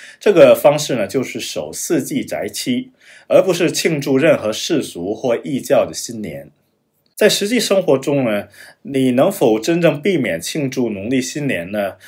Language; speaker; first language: Chinese; non-native, fluent; German